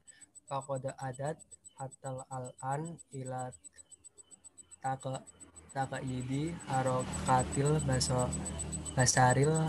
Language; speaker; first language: Arabic; non-native, learner; Indonesian